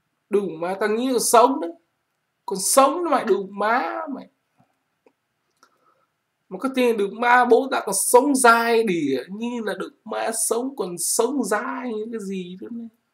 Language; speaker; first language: Vietnamese; native; Vietnamese